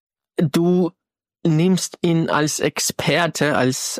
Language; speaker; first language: German; non-native, fluent; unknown